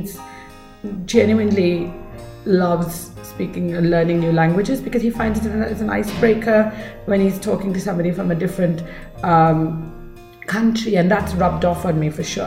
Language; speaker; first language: English; non-native, local second language; Kannada